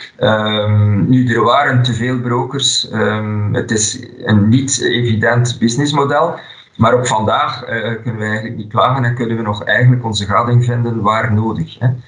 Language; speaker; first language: Dutch; native; Dutch